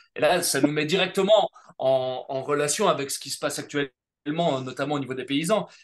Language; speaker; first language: French; native; French